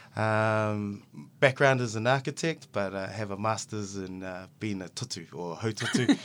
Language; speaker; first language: English; native; English